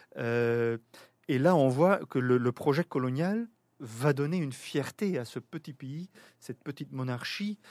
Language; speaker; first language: French; native; French